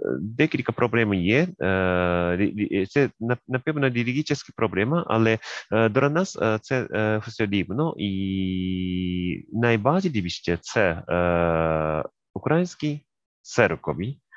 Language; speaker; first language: Ukrainian; non-native, learner; Japanese